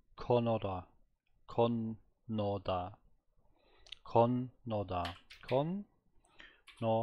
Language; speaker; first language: Korean; non-native, learner; German